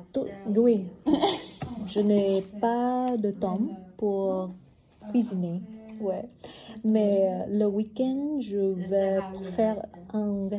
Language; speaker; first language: French; non-native, learner; Vietnamese